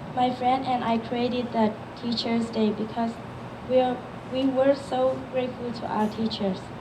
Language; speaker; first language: English; early bilingual, other home language; Burmese